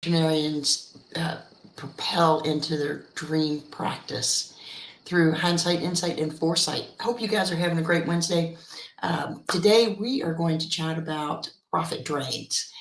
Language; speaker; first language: English; native; English